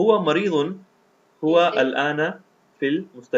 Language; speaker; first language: Arabic; non-native, fluent; Urdu